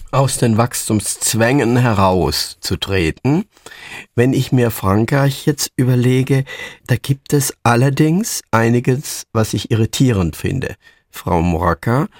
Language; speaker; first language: German; native; German